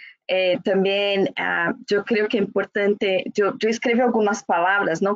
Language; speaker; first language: Spanish; non-native, fluent; Portuguese